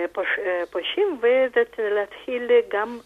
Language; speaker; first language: Hebrew; non-native, fluent; Russian